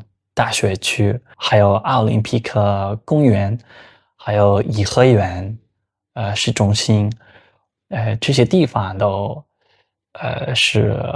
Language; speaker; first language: Chinese; non-native, fluent; Spanish